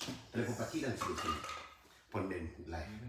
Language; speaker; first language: German; non-native, learner; Indonesian